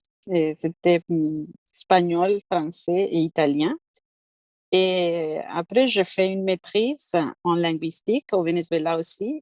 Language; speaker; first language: French; non-native, fluent; Spanish